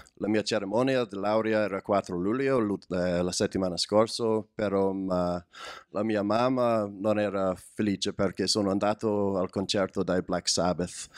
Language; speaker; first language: Italian; non-native, learner; English